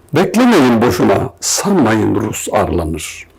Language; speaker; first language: Turkish; native; Turkish